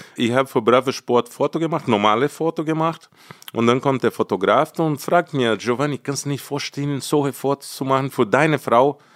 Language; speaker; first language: German; non-native, fluent; Portuguese